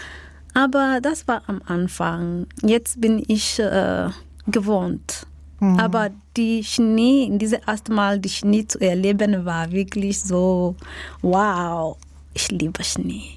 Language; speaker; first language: German; non-native, learner; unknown